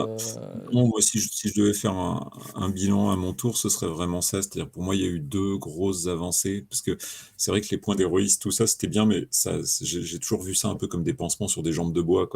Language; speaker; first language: French; native; French